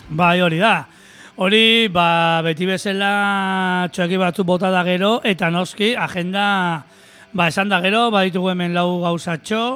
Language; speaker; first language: Basque; native; Basque